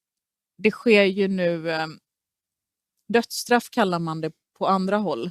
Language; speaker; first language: Swedish; early bilingual, other home language; Persian